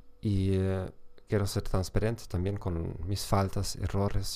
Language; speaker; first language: Spanish; non-native, fluent; German